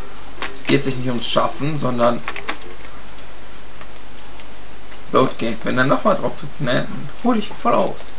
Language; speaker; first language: German; early bilingual, other home language; Turkish